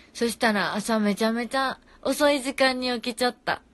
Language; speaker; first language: Japanese; native; Japanese